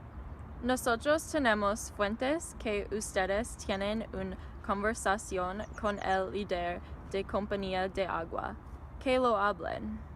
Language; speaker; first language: Spanish; non-native, learner; English